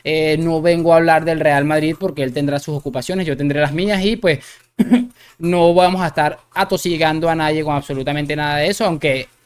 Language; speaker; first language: Spanish; native; Spanish